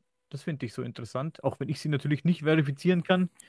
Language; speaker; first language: German; native; German